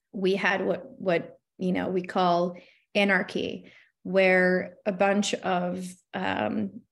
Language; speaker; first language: English; non-native, fluent; Albanian